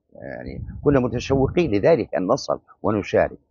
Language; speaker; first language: Arabic; native; Arabic